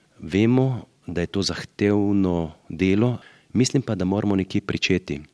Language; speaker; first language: Slovenian; native; Slovenian